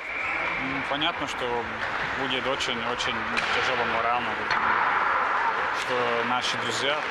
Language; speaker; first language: Russian; non-native, learner; Czech